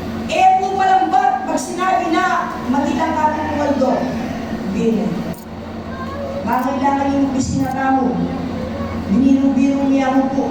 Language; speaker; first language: Filipino; native; Filipino